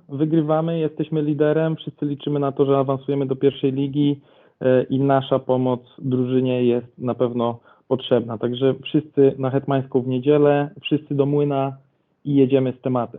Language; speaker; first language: Polish; native; Polish